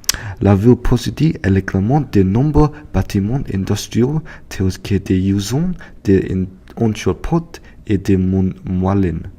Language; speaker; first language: French; non-native, learner; English